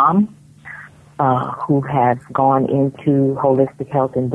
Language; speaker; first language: English; native; English